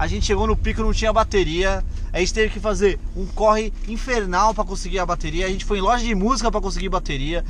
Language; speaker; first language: Portuguese; native; Portuguese